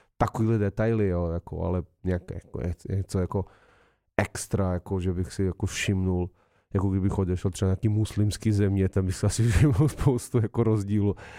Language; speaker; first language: Czech; non-native, fluent; Serbian